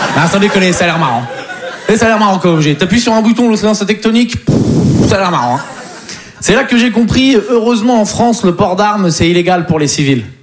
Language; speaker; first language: French; native; French